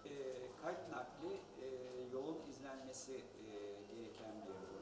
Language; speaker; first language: Turkish; native; Turkish